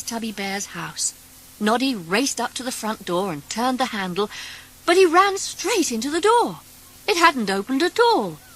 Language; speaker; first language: English; native; English